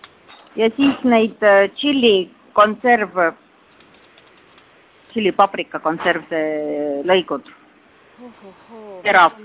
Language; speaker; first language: Estonian; non-native, local second language; Russian